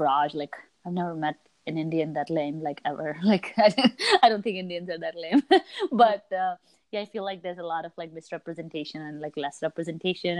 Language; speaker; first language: English; non-native, local second language; Hindi